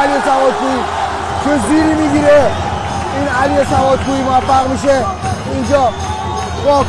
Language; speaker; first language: Persian; native; Persian